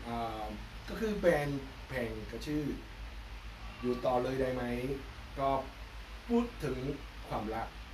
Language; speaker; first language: Thai; non-native, learner; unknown